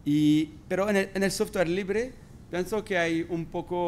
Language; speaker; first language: Spanish; non-native, fluent; French